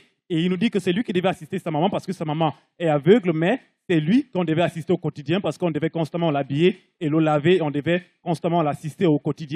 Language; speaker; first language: French; non-native, local second language; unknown